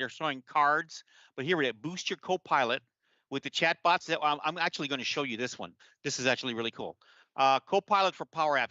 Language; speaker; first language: English; native; English